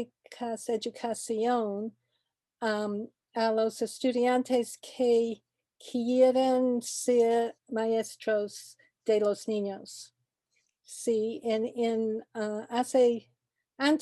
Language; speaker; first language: Spanish; non-native, learner; English